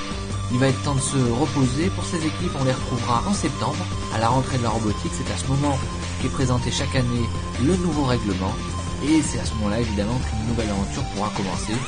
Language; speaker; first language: French; native; French